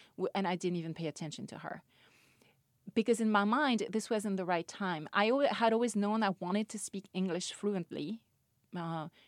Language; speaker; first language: English; non-native, fluent; French